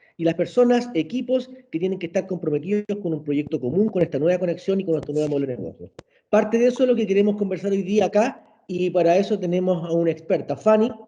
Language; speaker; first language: Spanish; native; Spanish